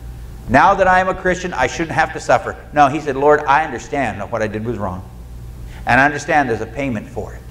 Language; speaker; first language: English; native; English